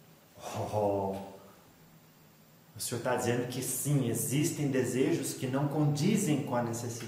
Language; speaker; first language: Portuguese; native; Portuguese